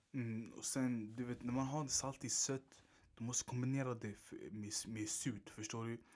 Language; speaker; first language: Swedish; early bilingual, other home language; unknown